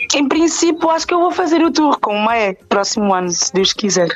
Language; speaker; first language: Portuguese; non-native, local second language; Kabuverdianu